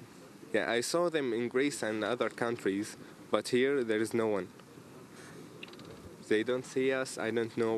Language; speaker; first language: English; non-native, fluent; Arabic